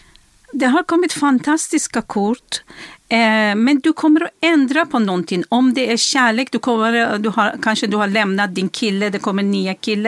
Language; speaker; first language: Swedish; non-native, fluent; Persian